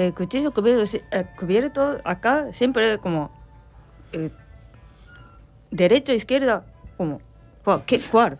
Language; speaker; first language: Spanish; non-native, learner; Japanese